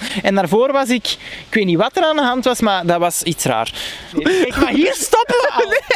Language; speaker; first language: Dutch; native; Dutch